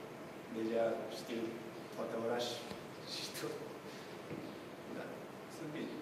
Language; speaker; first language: Romanian; non-native, learner; Japanese